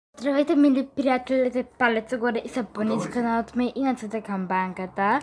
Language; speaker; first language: Bulgarian; early bilingual, heritage; Bulgarian